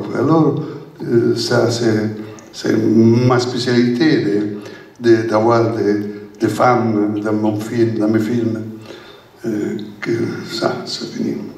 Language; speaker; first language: French; non-native, learner; Italian